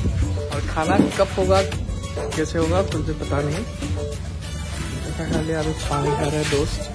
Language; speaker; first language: Hindi; non-native, local second language; Assamese